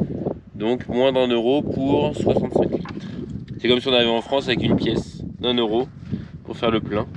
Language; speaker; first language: French; native; French